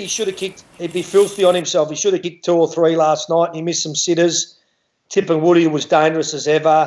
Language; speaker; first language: English; native; English